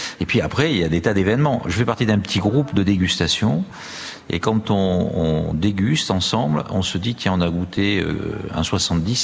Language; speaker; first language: French; native; French